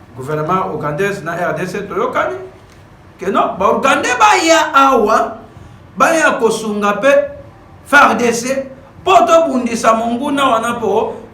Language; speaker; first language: Lingala; native; Lingala